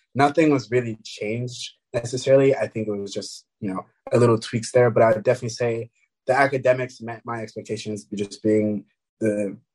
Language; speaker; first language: English; early bilingual, other home language; French